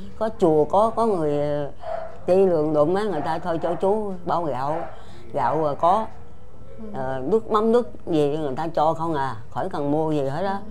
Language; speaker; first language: Vietnamese; non-native, local second language; Chinese